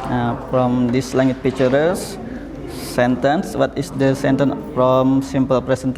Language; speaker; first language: English; non-native, learner; Indonesian